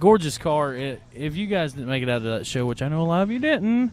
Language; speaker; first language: English; native; English